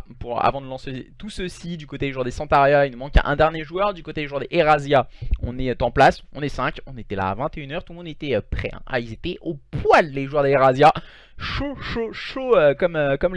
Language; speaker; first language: French; native; French